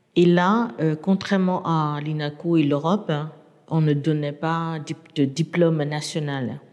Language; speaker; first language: French; non-native, fluent; Burmese